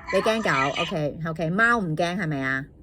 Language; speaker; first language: Cantonese; native; Cantonese